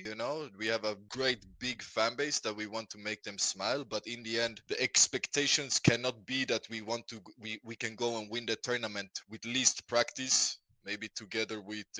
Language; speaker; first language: English; non-native, fluent; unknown